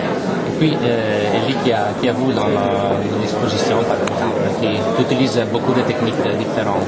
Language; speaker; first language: French; non-native, fluent; Italian